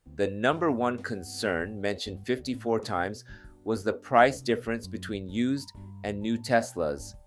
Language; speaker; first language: English; non-native, fluent; Japanese